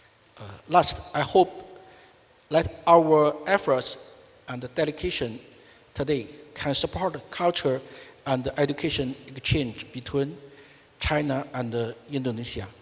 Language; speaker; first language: English; non-native, fluent; Chinese